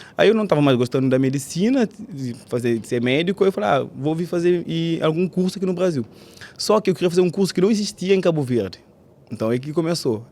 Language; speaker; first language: Portuguese; non-native, local second language; Kabuverdianu